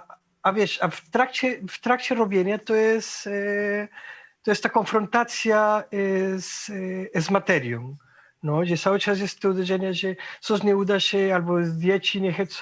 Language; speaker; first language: Polish; non-native, fluent; Spanish